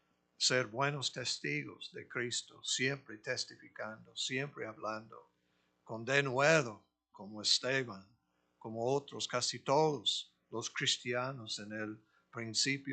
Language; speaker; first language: Spanish; non-native, fluent; English